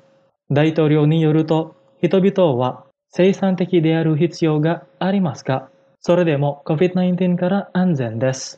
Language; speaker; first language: Japanese; non-native, fluent; Indonesian